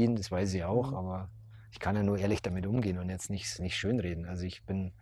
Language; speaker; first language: German; native; German